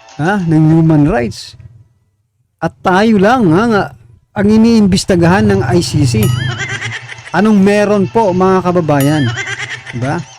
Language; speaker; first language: Filipino; native; Filipino